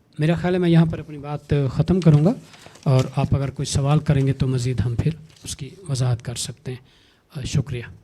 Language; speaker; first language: Urdu; non-native, local second language; Saraiki